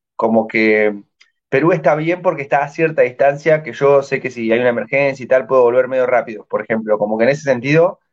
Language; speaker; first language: Spanish; native; Spanish